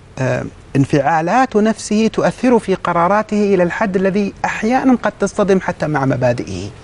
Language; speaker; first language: Arabic; native; Arabic